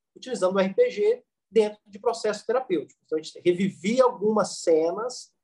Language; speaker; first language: Portuguese; native; Portuguese